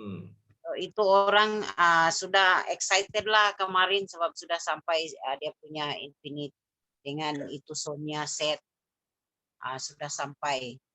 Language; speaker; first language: Malay; native; Malay